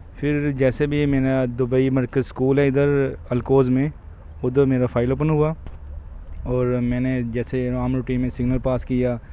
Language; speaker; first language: Urdu; non-native, local second language; Punjabi